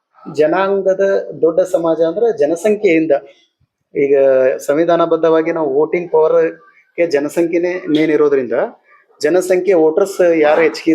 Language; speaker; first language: Kannada; native; Kannada